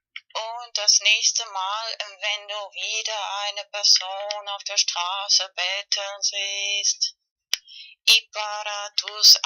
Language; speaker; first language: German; non-native, fluent; Spanish